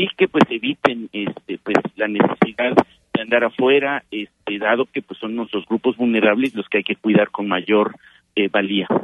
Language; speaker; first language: Spanish; native; Spanish